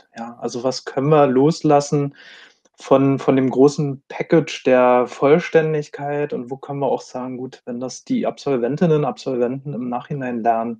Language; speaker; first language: German; native; German